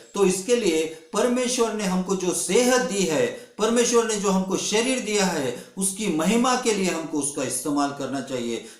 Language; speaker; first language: Hindi; non-native, local second language; Kannada